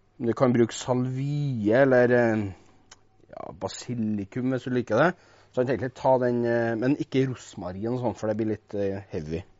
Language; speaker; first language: Norwegian; native; Norwegian